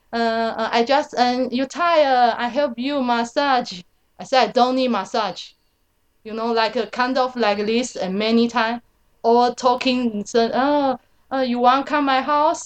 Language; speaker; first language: English; non-native, learner; Chinese